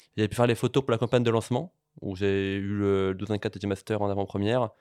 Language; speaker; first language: French; native; French